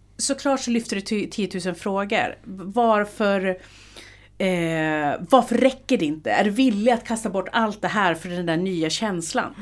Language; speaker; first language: Swedish; native; Swedish